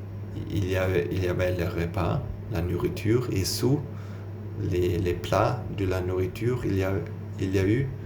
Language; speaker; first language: French; non-native, learner; German